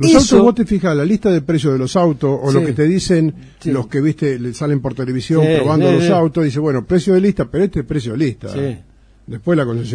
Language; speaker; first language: Spanish; native; Spanish